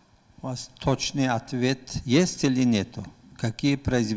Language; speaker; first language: Russian; non-native, local second language; Tajik